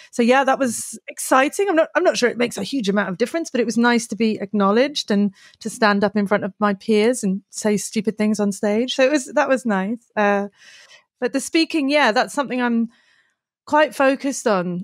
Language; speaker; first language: English; native; English